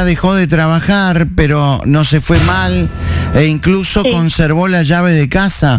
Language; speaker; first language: Spanish; native; Spanish